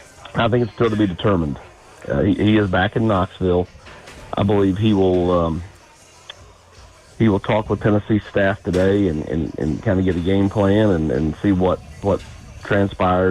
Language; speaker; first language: English; native; English